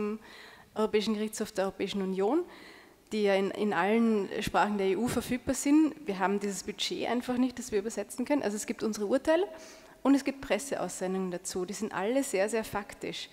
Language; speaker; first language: German; native; German